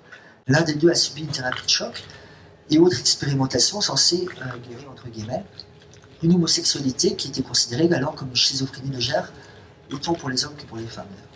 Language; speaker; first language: French; native; French